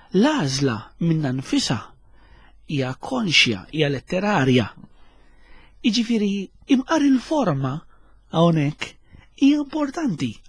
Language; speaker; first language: Maltese; native; Maltese